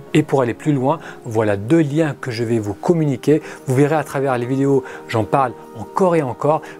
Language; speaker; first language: French; early bilingual, other home language; Arabic